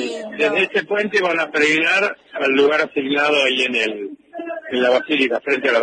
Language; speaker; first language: Spanish; native; Spanish